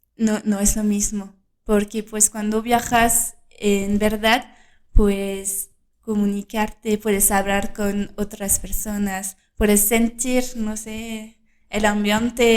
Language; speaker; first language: Spanish; non-native, fluent; French